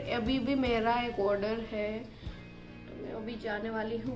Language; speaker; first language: Hindi; non-native, local second language; Gujarati